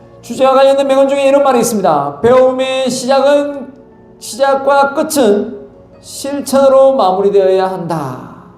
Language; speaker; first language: Korean; native; Korean